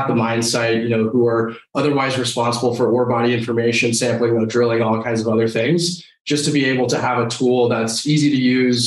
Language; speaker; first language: English; native; English